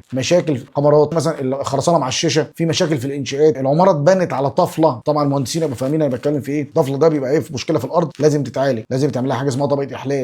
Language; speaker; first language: Arabic; native; Arabic